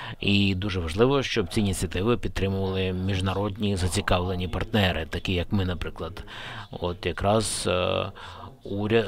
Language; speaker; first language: Ukrainian; non-native, fluent; Turkish